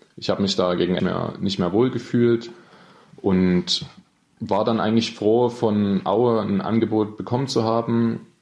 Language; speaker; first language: German; native; German